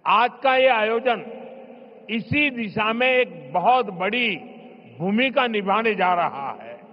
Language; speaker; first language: Hindi; non-native, local second language; Gujarati